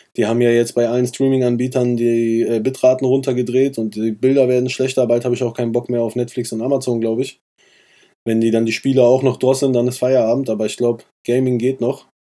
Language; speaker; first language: German; early bilingual, other home language; Persian